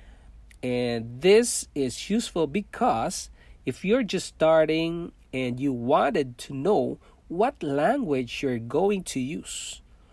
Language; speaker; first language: English; non-native, local second language; Cebuano